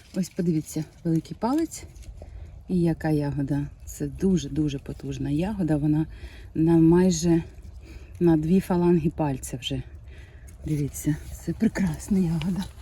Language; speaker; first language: Ukrainian; native; Ukrainian